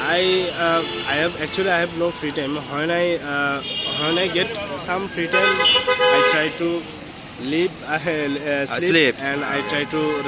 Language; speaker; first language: English; non-native, learner; Bangla